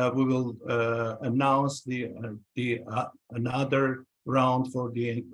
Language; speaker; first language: English; non-native, fluent; Armenian